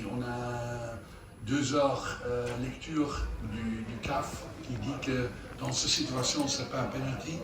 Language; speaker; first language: French; non-native, learner; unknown